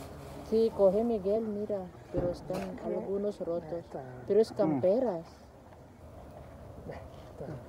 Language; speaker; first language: Spanish; non-native, learner; Filipino